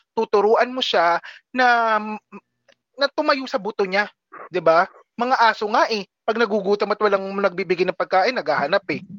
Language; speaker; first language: Filipino; native; Filipino